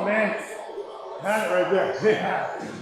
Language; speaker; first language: English; native; English